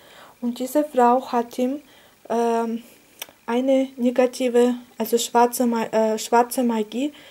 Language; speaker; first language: German; non-native, fluent; Russian